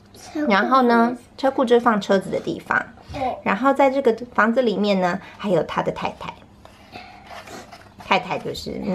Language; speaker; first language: Chinese; native; Chinese